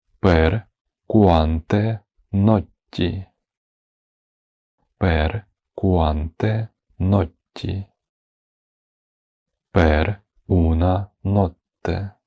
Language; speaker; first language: Italian; non-native, fluent; Ukrainian